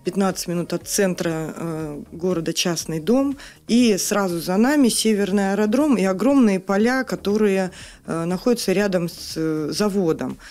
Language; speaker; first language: Russian; native; Russian